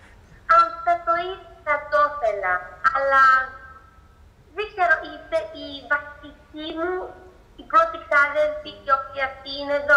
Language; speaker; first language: Greek; early bilingual, heritage; Greek